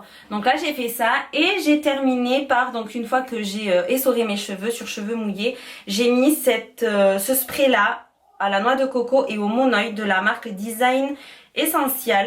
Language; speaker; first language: French; native; French